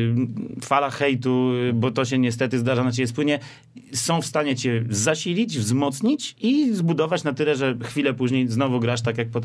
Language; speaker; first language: Polish; native; Polish